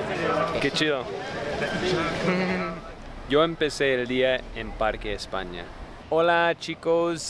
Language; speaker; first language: Spanish; non-native, fluent; English